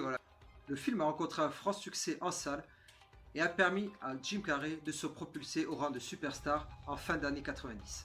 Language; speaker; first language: French; native; French